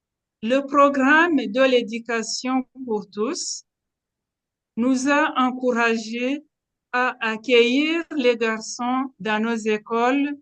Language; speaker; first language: French; non-native, local second language; Kinyarwanda